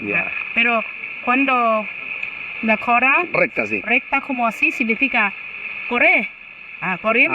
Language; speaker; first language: Spanish; non-native, learner; Thai